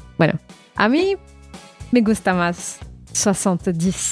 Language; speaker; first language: Spanish; non-native, learner; French